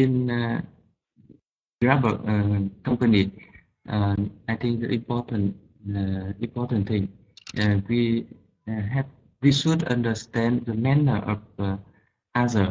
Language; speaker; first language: English; non-native, learner; Vietnamese